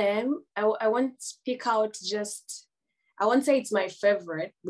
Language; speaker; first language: English; non-native, local second language; Ganda